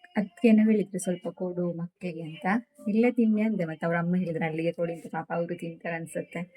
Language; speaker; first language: Kannada; native; Kannada